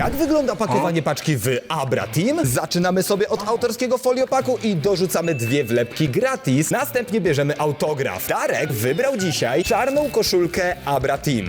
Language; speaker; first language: Polish; native; Polish